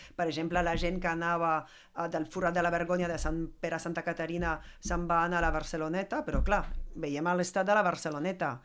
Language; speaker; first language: Catalan; non-native, fluent; French